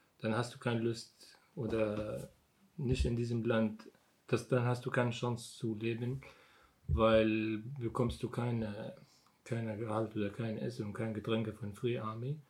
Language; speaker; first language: German; non-native, learner; Arabic